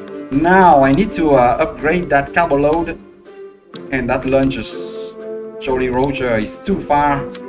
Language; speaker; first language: English; non-native, fluent; French